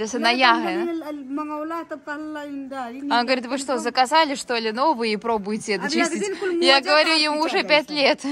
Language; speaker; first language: Russian; native; Russian